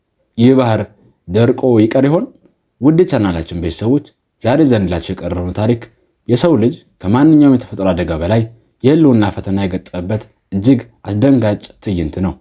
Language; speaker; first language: Amharic; native; Amharic